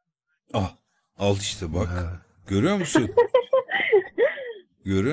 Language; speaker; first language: Turkish; native; Turkish